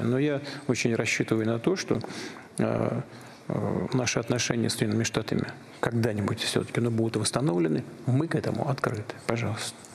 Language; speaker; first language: Russian; native; Russian